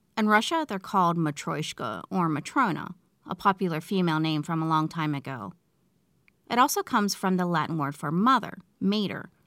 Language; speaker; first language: English; native; English